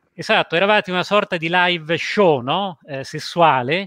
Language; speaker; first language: Italian; native; Italian